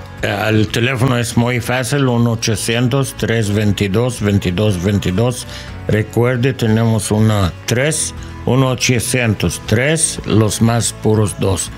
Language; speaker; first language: Spanish; non-native, learner; English